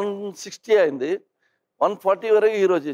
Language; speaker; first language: Telugu; non-native, learner; Kannada